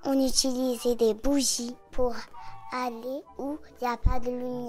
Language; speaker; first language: French; native; French